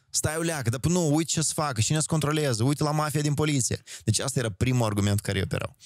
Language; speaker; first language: Romanian; native; Romanian